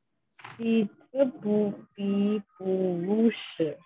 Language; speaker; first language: Chinese; non-native, learner; English